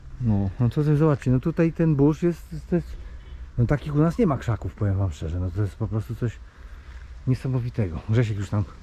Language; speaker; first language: Polish; native; Polish